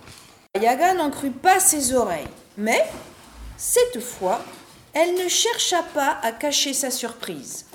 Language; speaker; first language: French; native; French